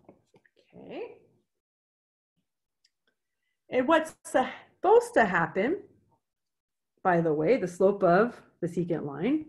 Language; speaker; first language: English; native; English